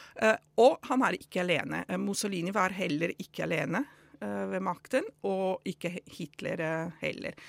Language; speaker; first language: Norwegian; non-native, fluent; Italian